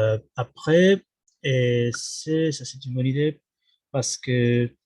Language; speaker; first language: French; non-native, learner; Spanish